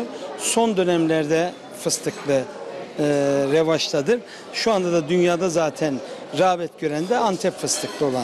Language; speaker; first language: Turkish; native; Turkish